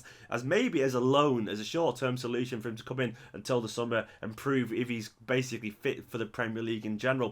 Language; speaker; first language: English; native; English